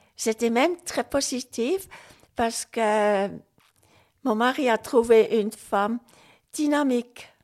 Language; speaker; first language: French; non-native, local second language; Swiss German